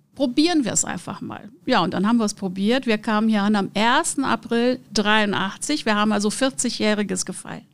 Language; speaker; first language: German; non-native, fluent; Portuguese